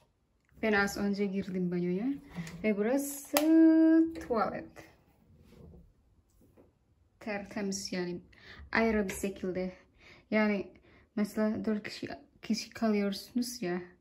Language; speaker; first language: Turkish; non-native, learner; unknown